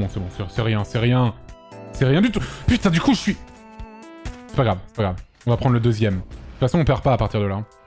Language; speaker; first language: French; native; French